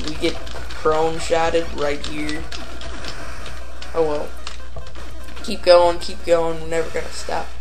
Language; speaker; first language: English; native; English